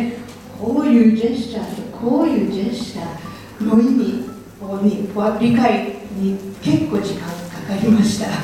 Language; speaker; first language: Japanese; non-native, fluent; French